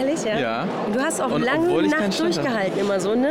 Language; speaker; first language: German; native; German